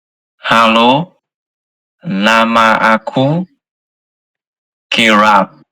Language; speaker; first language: Indonesian; non-native, learner; Korean